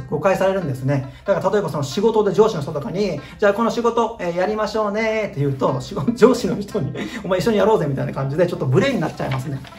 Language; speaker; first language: Japanese; native; Japanese